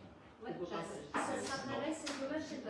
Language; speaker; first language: French; native; French